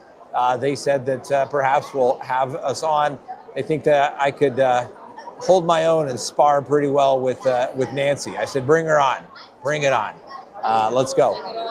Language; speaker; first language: English; native; English